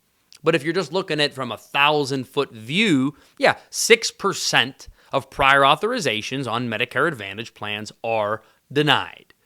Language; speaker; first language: English; native; English